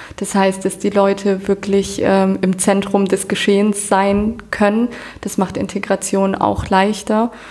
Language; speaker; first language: German; native; German